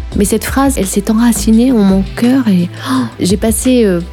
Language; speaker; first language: French; native; French